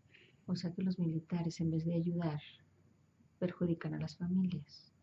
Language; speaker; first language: Spanish; native; Spanish